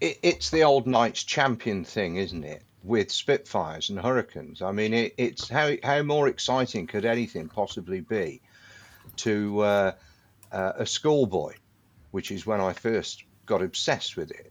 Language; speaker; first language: English; native; English